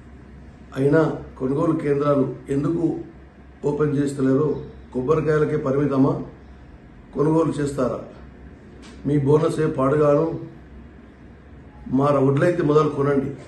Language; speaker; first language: Telugu; native; Telugu